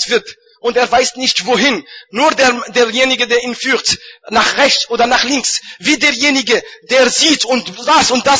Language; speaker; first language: German; non-native, fluent; Arabic